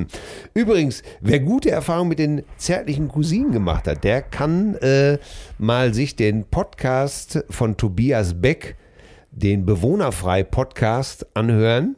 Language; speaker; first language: German; native; German